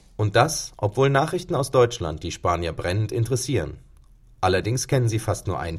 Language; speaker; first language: German; native; German